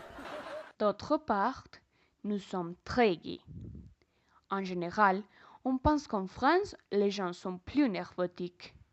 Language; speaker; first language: French; non-native, learner; Spanish